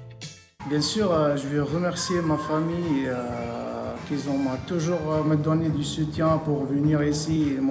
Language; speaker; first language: French; non-native, local second language; Arabic